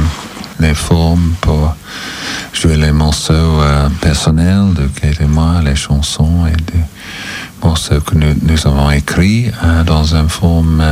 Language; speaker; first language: French; non-native, learner; English